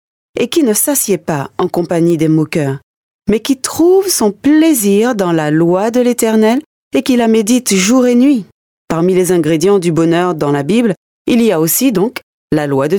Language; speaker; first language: French; native; French